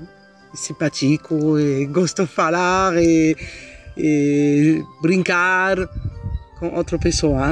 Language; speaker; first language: Portuguese; non-native, learner; French